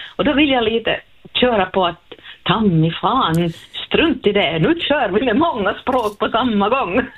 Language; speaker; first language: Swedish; native; Swedish